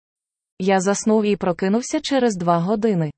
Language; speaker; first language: Ukrainian; native; Ukrainian